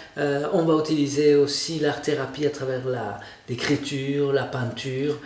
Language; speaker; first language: French; non-native, fluent; Spanish